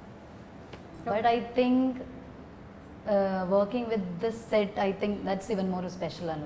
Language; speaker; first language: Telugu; non-native, learner; Malayalam